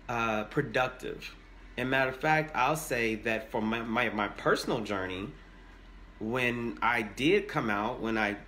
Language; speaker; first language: English; native; English